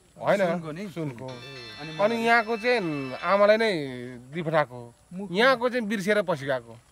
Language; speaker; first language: Nepali; non-native, local second language; Limbu